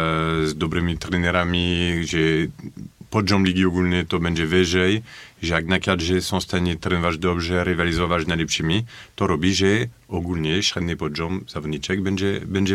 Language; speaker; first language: Polish; non-native, fluent; French